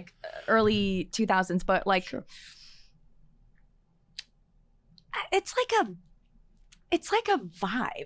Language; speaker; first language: English; native; English